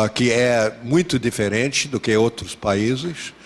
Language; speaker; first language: Portuguese; non-native, fluent; English